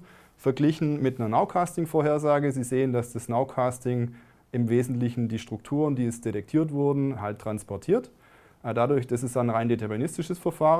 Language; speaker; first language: German; native; German